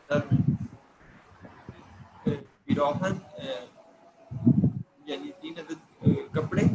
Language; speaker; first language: Persian; non-native, learner; Urdu